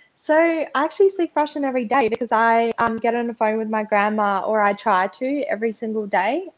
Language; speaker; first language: English; early bilingual, other home language; Russian